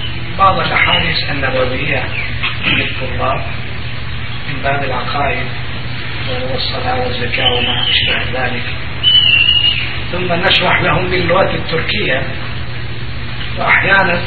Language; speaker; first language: Arabic; non-native, fluent; Turkish